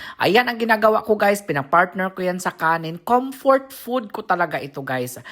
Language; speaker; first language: Filipino; non-native, local second language; Cebuano